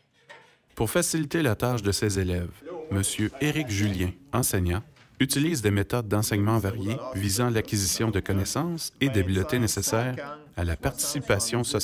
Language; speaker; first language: French; native; French